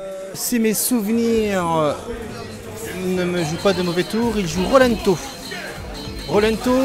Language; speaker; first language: French; native; French